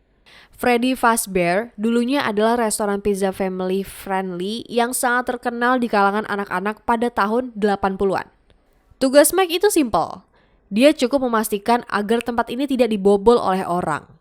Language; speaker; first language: Indonesian; native; Indonesian